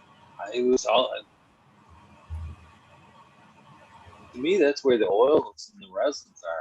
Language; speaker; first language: English; native; English